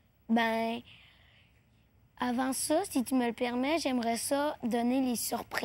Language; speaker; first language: French; native; French